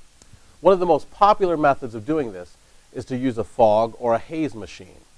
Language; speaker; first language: English; native; English